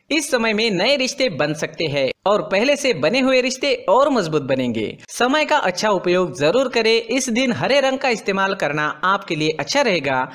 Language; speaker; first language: Hindi; native; Hindi